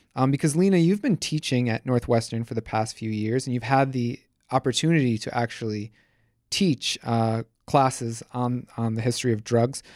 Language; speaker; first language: English; native; English